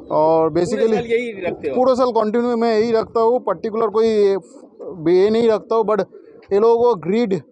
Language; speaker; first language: Hindi; non-native, local second language; Bangla